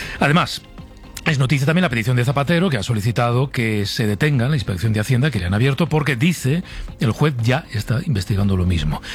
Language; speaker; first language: Spanish; native; Spanish